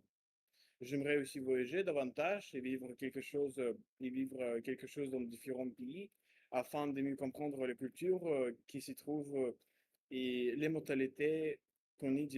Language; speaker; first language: French; non-native, learner; Russian